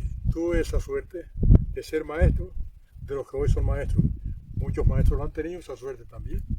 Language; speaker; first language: Spanish; native; Spanish